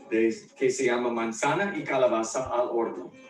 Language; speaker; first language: Spanish; non-native, learner; English